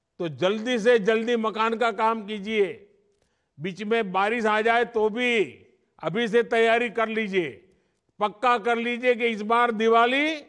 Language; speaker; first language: Hindi; non-native, local second language; Gujarati